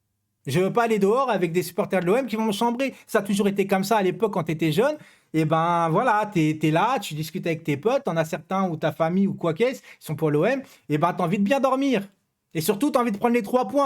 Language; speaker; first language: French; native; French